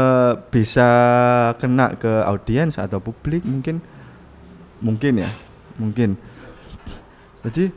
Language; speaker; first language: Indonesian; non-native, local second language; Javanese